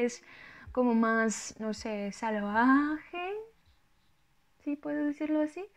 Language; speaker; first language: Spanish; non-native, learner; Russian